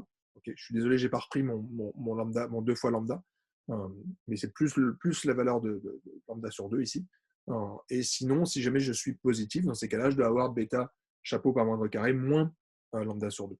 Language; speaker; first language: French; native; French